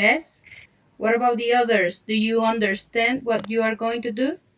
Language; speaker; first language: English; non-native, fluent; Spanish